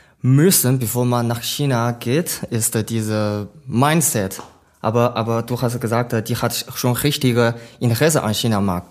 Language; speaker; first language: German; non-native, learner; Chinese